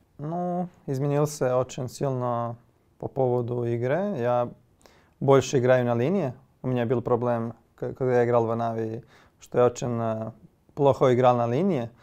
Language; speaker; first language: Russian; non-native, learner; Serbian